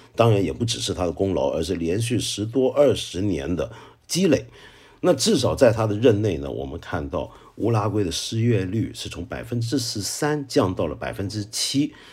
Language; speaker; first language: Chinese; non-native, local second language; Cantonese